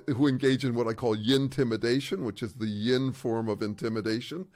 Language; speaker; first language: English; native; English